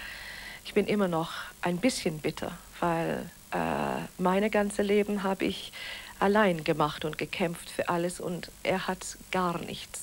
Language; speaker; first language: German; non-native, fluent; Welsh